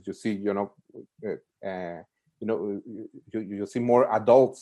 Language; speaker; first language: English; native; English